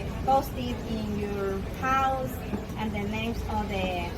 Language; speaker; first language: English; non-native, learner; Spanish